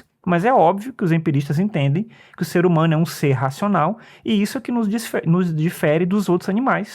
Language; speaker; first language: Portuguese; native; Portuguese